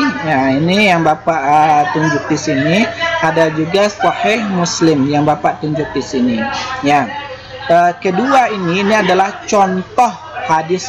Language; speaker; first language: Indonesian; native; Indonesian